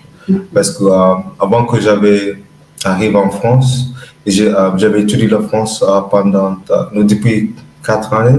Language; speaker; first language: French; non-native, learner; English